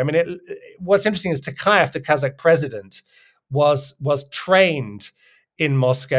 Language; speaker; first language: English; native; English